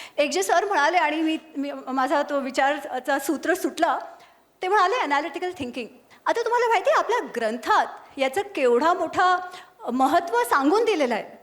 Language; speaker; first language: Marathi; non-native, local second language; Gujarati